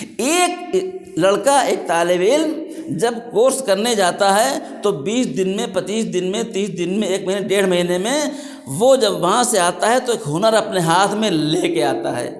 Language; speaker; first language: Urdu; native; Urdu